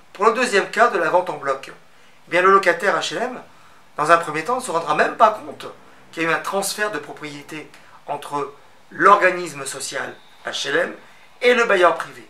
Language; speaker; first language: French; native; French